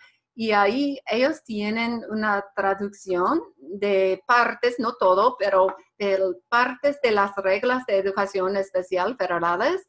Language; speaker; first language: Spanish; non-native, fluent; English